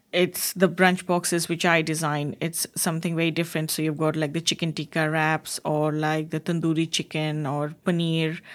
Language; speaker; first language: English; non-native, local second language; Bangla